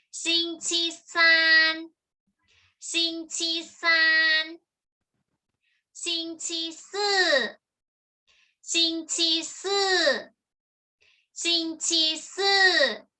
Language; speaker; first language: Chinese; non-native, fluent; Thai